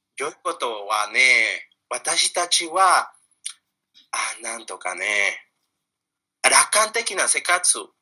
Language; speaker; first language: Japanese; non-native, fluent; Spanish